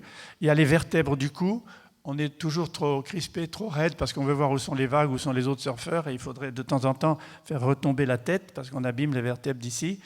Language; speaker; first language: French; native; French